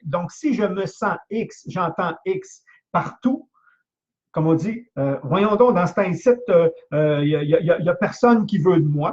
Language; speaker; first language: French; native; French